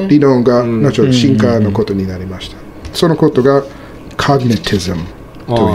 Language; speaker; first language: Japanese; non-native, learner; English